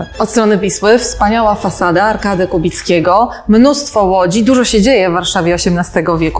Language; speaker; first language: Polish; native; Polish